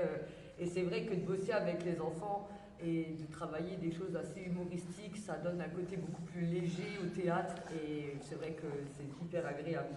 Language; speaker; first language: French; native; French